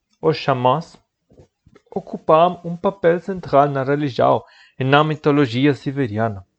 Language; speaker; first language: Portuguese; non-native, learner; Spanish